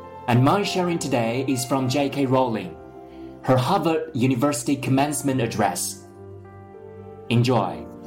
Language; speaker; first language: English; non-native, fluent; Chinese